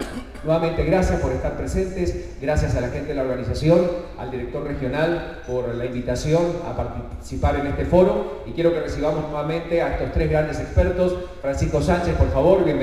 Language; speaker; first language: Spanish; native; Spanish